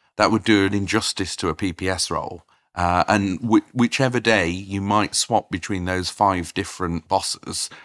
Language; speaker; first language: English; native; English